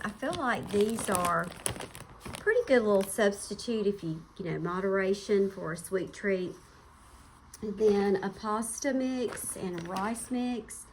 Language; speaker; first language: English; native; English